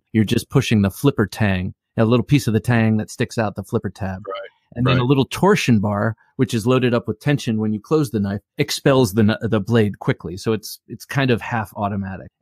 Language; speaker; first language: English; native; English